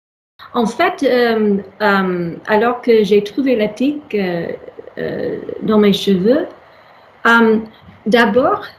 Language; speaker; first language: French; non-native, learner; English